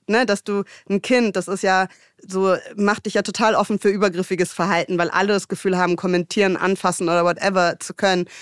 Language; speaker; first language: German; native; German